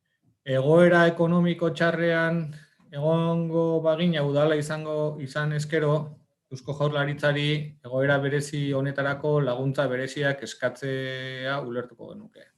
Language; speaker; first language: Basque; native; Basque